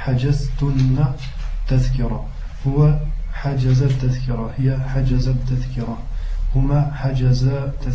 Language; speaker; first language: Arabic; non-native, learner; French